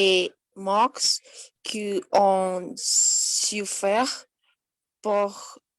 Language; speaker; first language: French; non-native, learner; Spanish